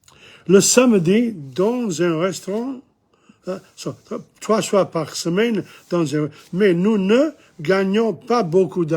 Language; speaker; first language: French; non-native, fluent; English